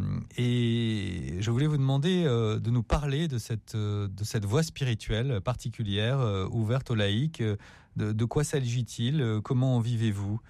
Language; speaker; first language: French; native; French